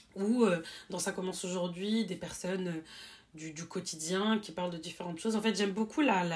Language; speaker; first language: French; native; French